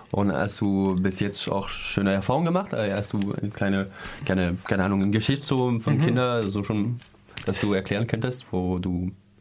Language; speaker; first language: German; non-native, learner; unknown